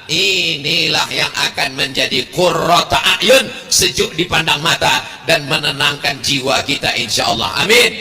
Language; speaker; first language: Indonesian; native; Indonesian